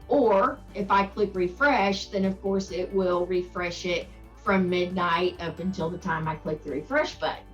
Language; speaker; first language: English; native; English